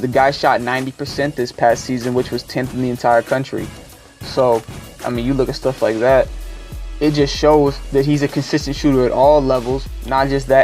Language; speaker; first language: English; native; English